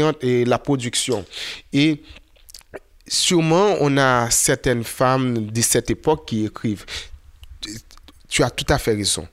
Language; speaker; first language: French; non-native, local second language; Haitian Creole